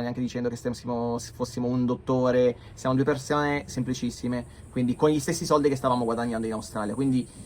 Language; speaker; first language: Italian; native; Italian